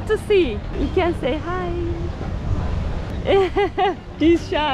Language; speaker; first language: English; non-native, learner; Turkish